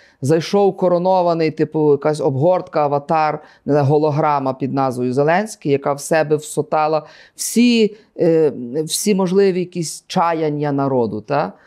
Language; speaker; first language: Ukrainian; native; Ukrainian